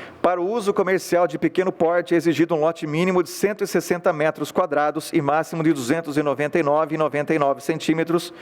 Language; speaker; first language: Portuguese; native; Portuguese